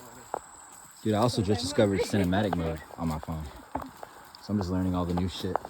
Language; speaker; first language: English; native; English